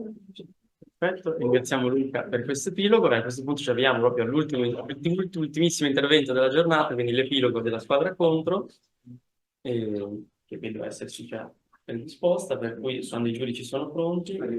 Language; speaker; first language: Italian; native; Italian